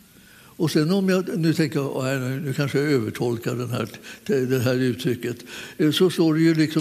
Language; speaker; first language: Swedish; native; Swedish